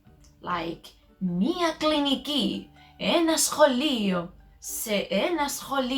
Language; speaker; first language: Greek; non-native, learner; English